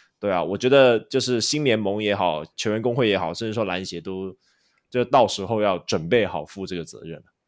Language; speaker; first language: Chinese; non-native, local second language; Cantonese